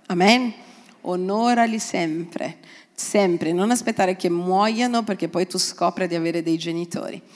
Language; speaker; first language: Italian; non-native, fluent; Portuguese